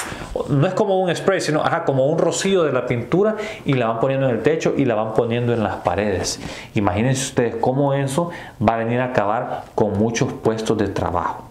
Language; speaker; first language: Spanish; native; Spanish